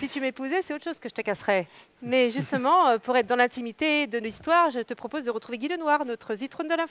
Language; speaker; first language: French; native; French